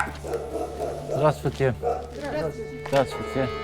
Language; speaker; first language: Russian; non-native, fluent; Dutch